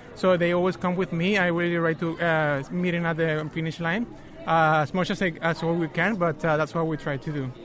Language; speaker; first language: English; non-native, fluent; Spanish